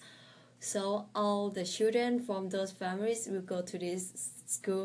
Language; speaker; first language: English; non-native, fluent; Thai